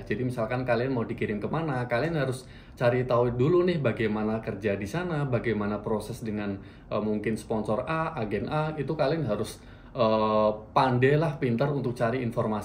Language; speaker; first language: Indonesian; native; Indonesian